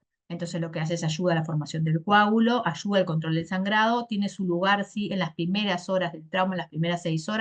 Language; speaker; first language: Spanish; native; Spanish